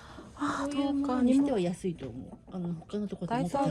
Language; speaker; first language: Japanese; native; Japanese